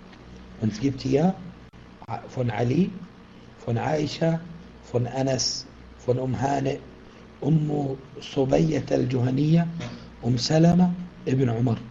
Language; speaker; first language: German; non-native, fluent; Arabic